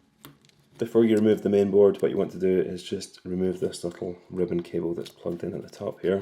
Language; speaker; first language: English; native; English